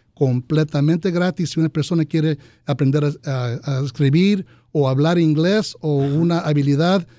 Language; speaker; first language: Spanish; early bilingual, heritage; Spanish